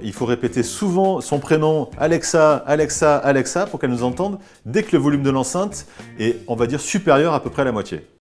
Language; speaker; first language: French; native; French